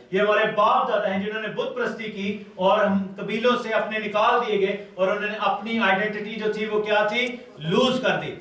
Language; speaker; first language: Urdu; non-native, local second language; Pashto